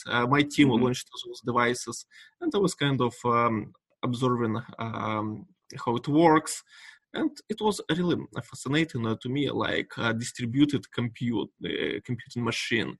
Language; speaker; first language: English; non-native, fluent; Russian